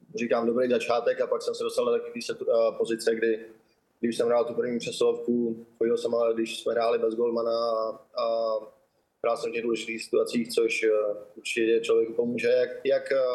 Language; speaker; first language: Czech; native; Czech